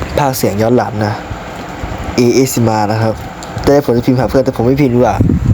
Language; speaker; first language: Thai; native; Thai